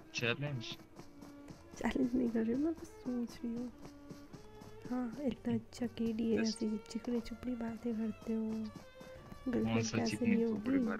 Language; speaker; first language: Hindi; native; Hindi